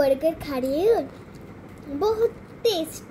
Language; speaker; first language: Hindi; non-native, local second language; Bangla